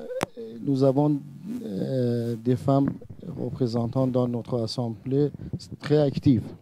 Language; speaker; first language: French; non-native, learner; Persian